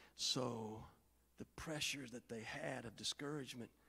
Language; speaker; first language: English; native; English